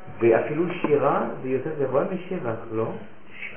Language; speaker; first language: Hebrew; non-native, fluent; French